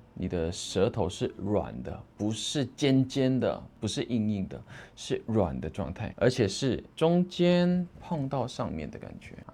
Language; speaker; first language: Chinese; non-native, fluent; Korean